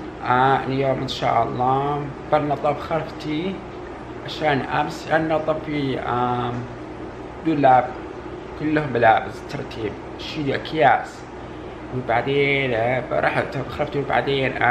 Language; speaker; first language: Arabic; non-native, learner; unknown